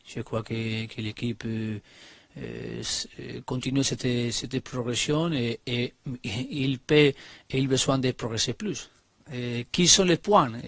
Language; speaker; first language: French; non-native, learner; Spanish